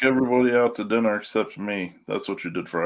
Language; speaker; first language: English; native; English